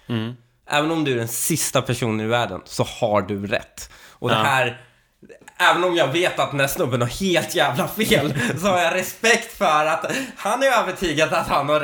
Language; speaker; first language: Swedish; native; Swedish